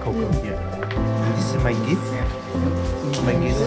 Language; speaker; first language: English; non-native, learner; Vietnamese